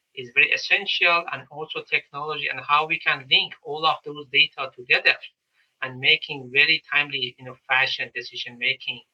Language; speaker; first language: English; non-native, fluent; Persian